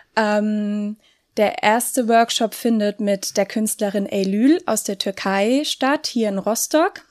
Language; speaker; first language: German; native; German